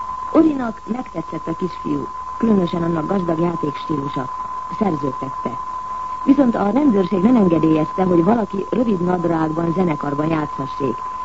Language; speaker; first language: Hungarian; native; Hungarian